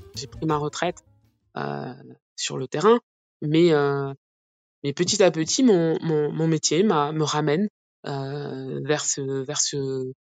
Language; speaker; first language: French; native; French